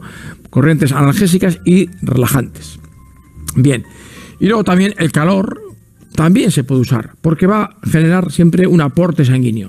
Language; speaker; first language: Spanish; native; Spanish